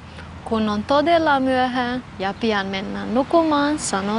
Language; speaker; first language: Finnish; non-native, fluent; Albanian